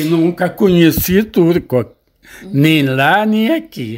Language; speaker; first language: Portuguese; non-native, learner; Arabic